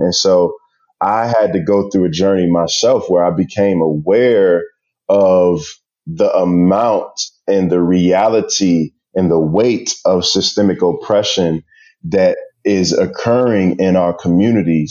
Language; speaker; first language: English; native; English